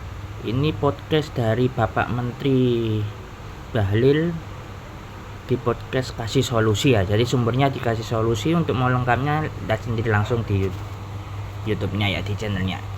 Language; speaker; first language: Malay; non-native, local second language; Javanese